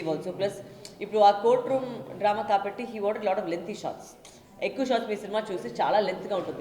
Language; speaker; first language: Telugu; non-native, local second language; Tamil